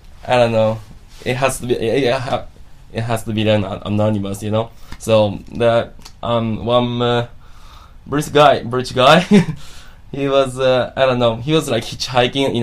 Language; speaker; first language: English; non-native, fluent; Japanese